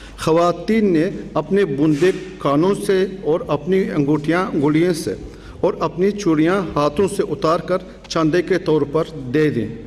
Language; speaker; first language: Urdu; non-native, fluent; Turkish